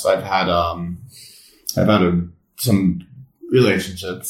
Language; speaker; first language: English; native; English